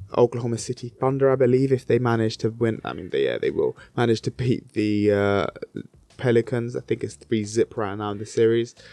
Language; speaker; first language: English; native; English